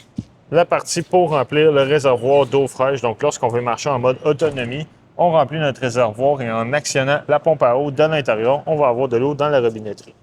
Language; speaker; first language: French; native; French